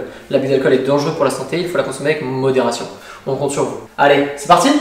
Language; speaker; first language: French; native; French